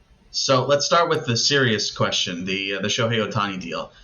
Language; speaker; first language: English; native; English